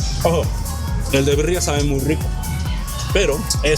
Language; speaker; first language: Spanish; native; Spanish